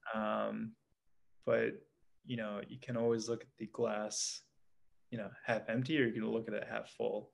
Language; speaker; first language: English; native; English